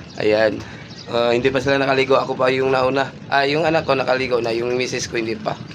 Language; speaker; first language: Filipino; non-native, local second language; Cebuano